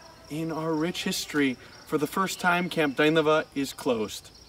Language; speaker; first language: English; early bilingual, other home language; Lithuanian